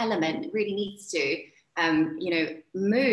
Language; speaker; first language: English; non-native, fluent; Czech